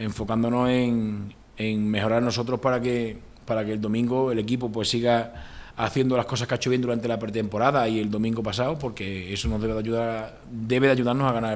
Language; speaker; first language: Spanish; native; Spanish